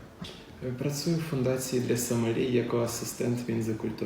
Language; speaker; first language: Polish; non-native, learner; Ukrainian